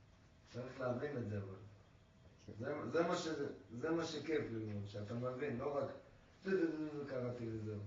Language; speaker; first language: Hebrew; non-native, local second language; English